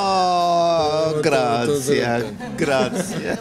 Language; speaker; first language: Italian; non-native, learner; Arabic